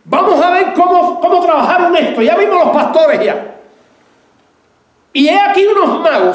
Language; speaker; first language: Spanish; native; Spanish